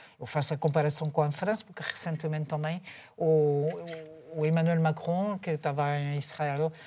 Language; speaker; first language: Portuguese; non-native, fluent; French